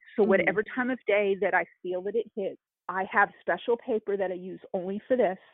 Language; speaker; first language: English; native; English